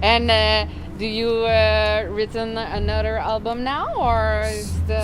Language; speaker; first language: English; non-native, learner; French